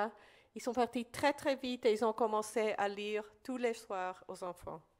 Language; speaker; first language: French; non-native, fluent; Spanish